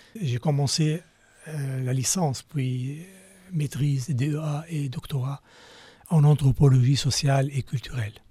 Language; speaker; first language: French; non-native, local second language; Arabic